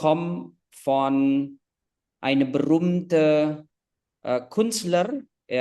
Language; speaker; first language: German; non-native, fluent; Indonesian